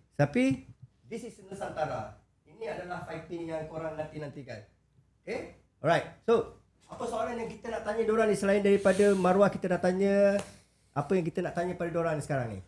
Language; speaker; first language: Malay; native; Malay